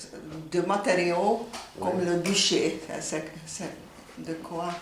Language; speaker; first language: French; non-native, fluent; Hungarian